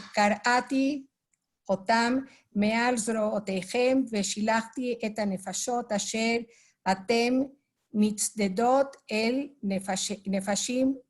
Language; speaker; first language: Hebrew; non-native, learner; Spanish